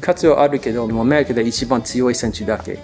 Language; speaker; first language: Japanese; non-native, learner; English